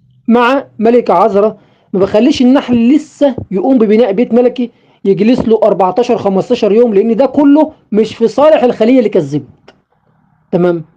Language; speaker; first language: Arabic; native; Arabic